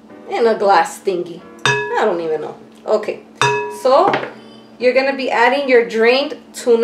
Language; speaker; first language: English; early bilingual, other home language; Spanish